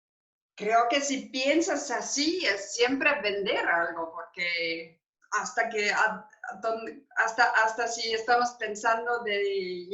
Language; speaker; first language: Spanish; non-native, learner; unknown